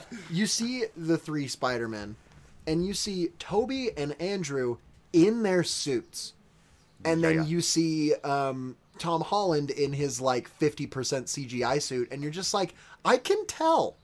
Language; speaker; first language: English; native; English